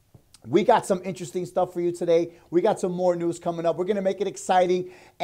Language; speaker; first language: English; native; English